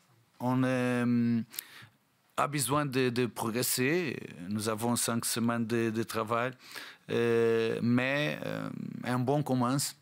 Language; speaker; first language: French; non-native, learner; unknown